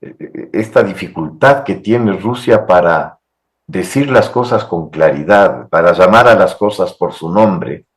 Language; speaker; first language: Spanish; native; Spanish